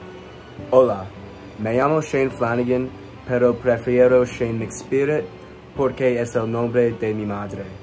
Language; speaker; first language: Spanish; non-native, learner; English